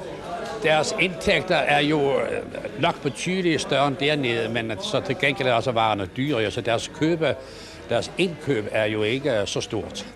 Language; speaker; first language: Danish; native; Danish